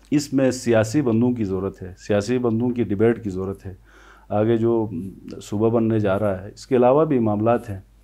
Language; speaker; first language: Urdu; non-native, local second language; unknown